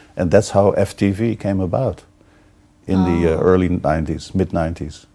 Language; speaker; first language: English; non-native, fluent; Dutch